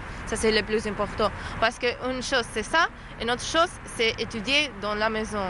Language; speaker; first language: French; non-native, learner; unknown